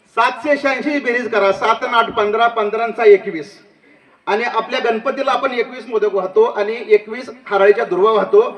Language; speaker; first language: Marathi; native; Marathi